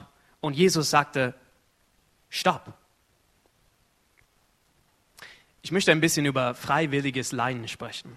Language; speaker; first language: German; non-native, fluent; Arabic